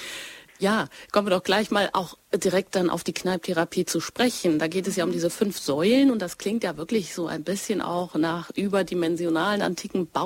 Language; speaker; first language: German; native; German